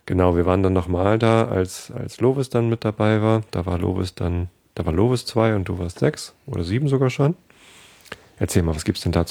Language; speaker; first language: German; native; German